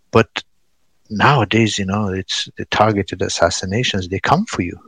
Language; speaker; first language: English; non-native, fluent; Pashto